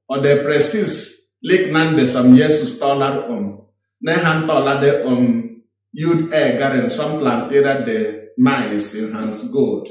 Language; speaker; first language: Swedish; non-native, fluent; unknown